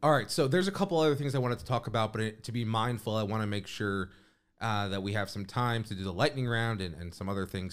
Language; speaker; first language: English; native; English